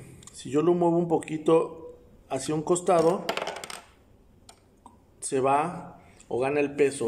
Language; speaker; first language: Spanish; native; Spanish